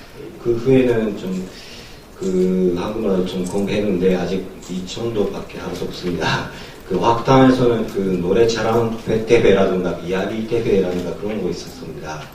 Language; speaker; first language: Korean; non-native, learner; Japanese